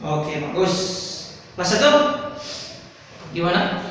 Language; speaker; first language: Indonesian; native; Indonesian